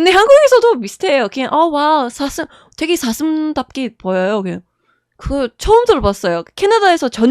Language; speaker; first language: Korean; non-native, fluent; English